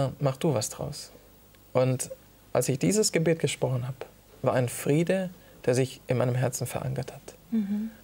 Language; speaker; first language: German; early bilingual, other home language; Italian